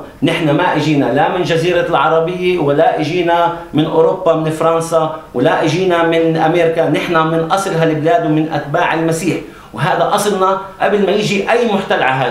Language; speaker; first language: Arabic; native; Arabic